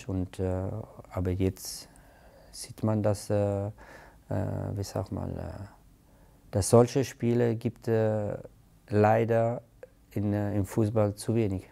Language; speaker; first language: German; non-native, fluent; Italian